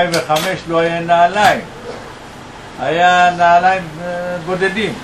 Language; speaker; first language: Hebrew; non-native, learner; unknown